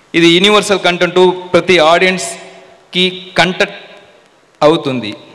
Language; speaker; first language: Telugu; non-native, learner; Tamil